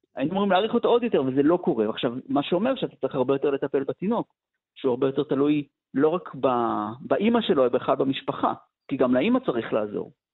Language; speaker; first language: Hebrew; native; Hebrew